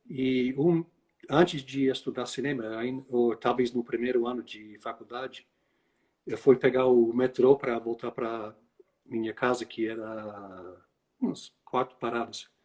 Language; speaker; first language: Portuguese; non-native, fluent; English